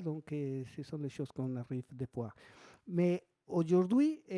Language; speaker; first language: French; non-native, learner; Spanish